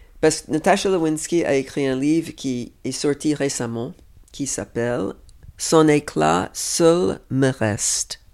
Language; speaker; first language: French; non-native, fluent; English